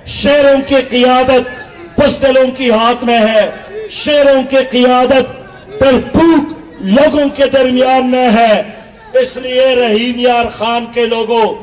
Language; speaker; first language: Urdu; non-native, local second language; Pashto